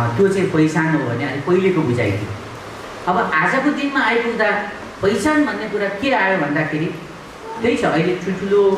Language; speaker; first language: Nepali; non-native, local second language; Limbu